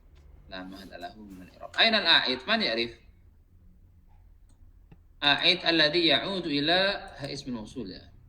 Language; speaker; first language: Arabic; non-native, fluent; Indonesian